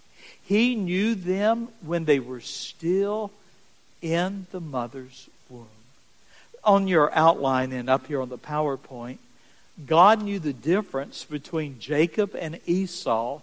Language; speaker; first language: English; native; English